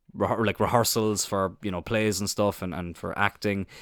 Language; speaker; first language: English; native; English